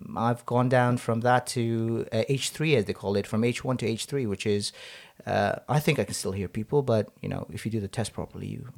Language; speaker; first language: English; non-native, local second language; Nepali